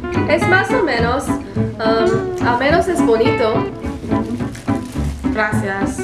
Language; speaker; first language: Spanish; non-native, learner; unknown